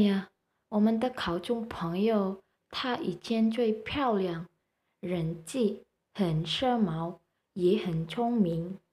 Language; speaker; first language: Chinese; non-native, learner; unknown